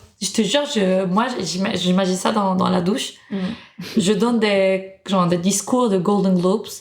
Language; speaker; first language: French; non-native, fluent; Turkish